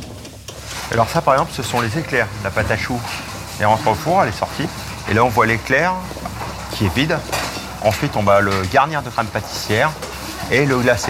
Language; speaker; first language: French; native; French